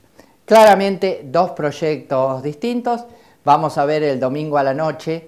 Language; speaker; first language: Spanish; native; Spanish